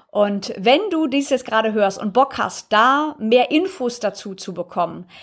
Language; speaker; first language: German; native; German